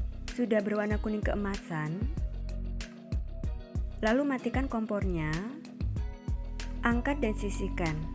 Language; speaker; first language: Indonesian; native; Indonesian